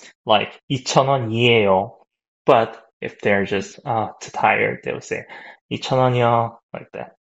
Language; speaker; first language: English; non-native, fluent; Korean